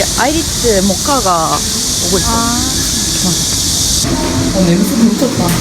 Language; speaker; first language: Korean; non-native, fluent; Japanese